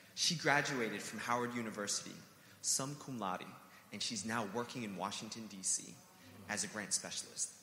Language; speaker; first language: English; native; English